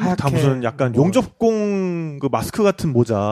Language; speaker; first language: Korean; native; Korean